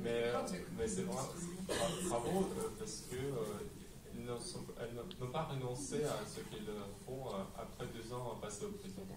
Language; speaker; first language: French; non-native, fluent; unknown